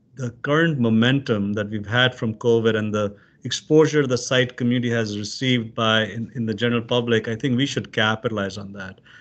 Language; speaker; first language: English; non-native, local second language; Urdu